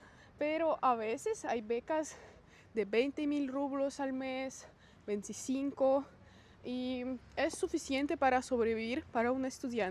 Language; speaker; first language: Spanish; non-native, fluent; Russian